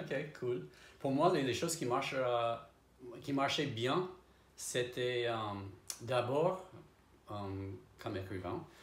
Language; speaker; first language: French; non-native, fluent; English